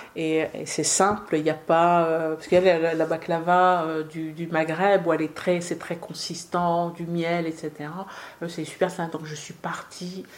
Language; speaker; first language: French; early bilingual, other home language; Arabic